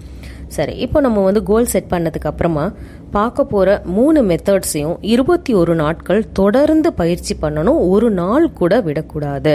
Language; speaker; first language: Tamil; native; Tamil